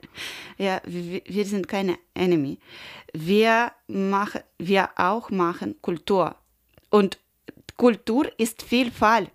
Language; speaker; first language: German; non-native, learner; Ukrainian